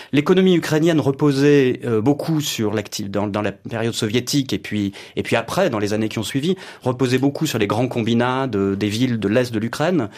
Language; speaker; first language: French; native; French